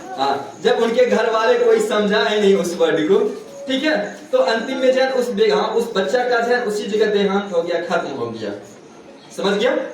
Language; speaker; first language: Hindi; native; Hindi